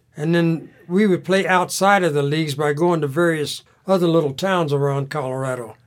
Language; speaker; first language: English; native; English